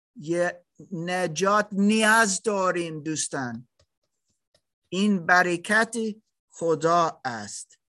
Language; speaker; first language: Persian; non-native, learner; German